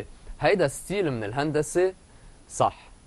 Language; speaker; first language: Arabic; native; Arabic